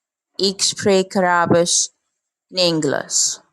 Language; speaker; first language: Dutch; non-native, learner; Arabic